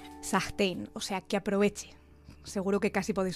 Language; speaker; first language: Spanish; native; Spanish